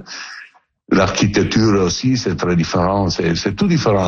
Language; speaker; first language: French; non-native, learner; Italian